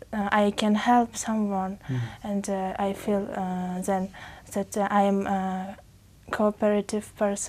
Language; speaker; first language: English; non-native, learner; Uzbek